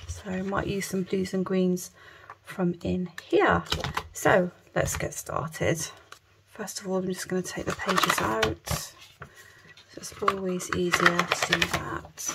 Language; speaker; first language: English; native; English